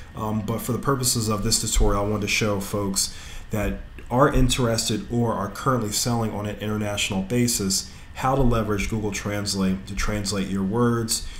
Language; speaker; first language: English; native; English